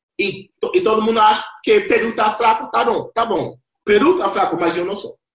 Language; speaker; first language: Portuguese; non-native, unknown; Spanish